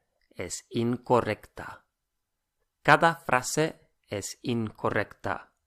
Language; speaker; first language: Spanish; non-native, fluent; English